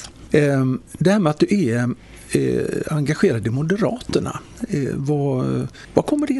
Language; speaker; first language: Swedish; native; Swedish